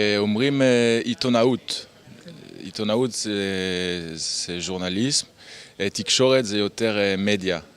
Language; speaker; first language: Hebrew; non-native, fluent; French